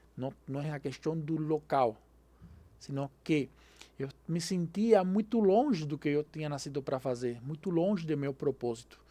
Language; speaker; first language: Portuguese; non-native, fluent; Spanish